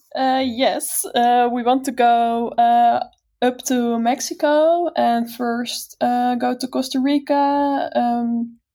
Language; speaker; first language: English; non-native, fluent; Dutch